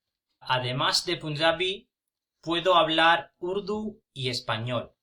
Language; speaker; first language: Spanish; non-native, fluent; Punjabi